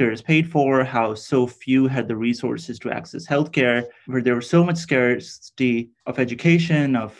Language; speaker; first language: English; non-native, local second language; Urdu